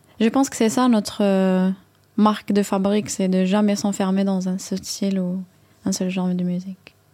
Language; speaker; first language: French; non-native, local second language; Arabic